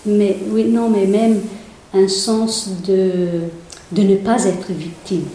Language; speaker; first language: French; non-native, fluent; English